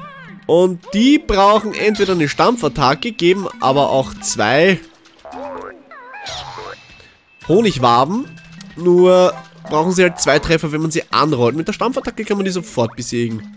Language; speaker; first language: German; native; German